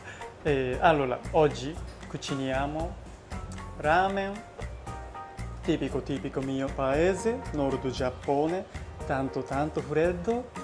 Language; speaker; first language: Italian; non-native, learner; Japanese